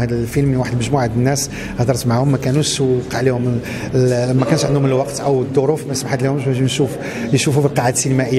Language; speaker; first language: Arabic; native; Arabic